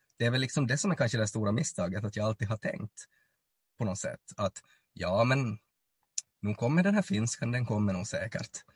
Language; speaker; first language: Swedish; native; Swedish